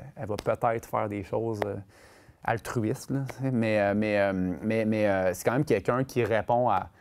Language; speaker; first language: French; native; French